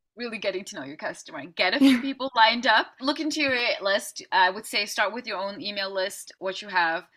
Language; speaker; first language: English; early bilingual, other home language; Dutch